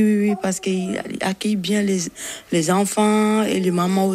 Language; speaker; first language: French; non-native, local second language; Bambara